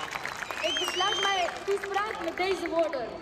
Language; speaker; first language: Dutch; non-native, fluent; Arabic